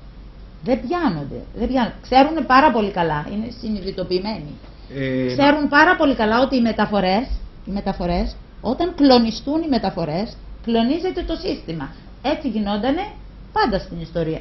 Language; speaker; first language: Greek; native; Greek